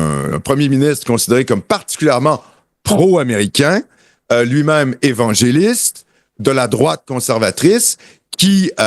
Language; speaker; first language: French; native; French